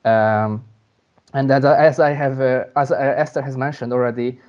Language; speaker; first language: English; non-native, fluent; Hungarian